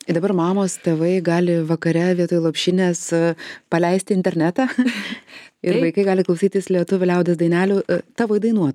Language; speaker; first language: Lithuanian; native; Lithuanian